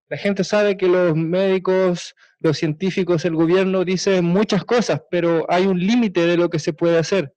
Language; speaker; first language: Spanish; native; Spanish